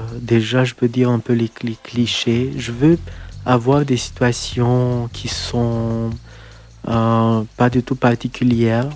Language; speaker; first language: French; non-native, fluent; Romanian